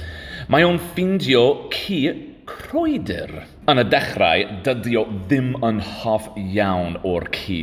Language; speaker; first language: Welsh; non-native, learner; English